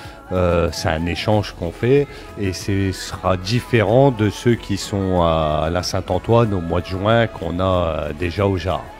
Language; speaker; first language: French; early bilingual, other home language; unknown